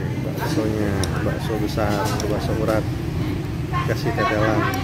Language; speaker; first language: Indonesian; native; Indonesian